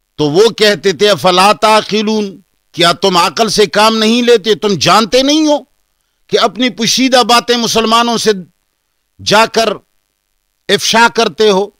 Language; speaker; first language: Urdu; non-native, local second language; Pashto